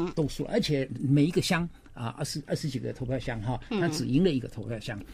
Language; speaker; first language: Chinese; native; Chinese